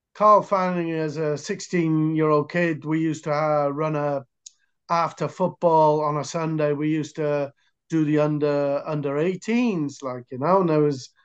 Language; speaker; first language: English; native; English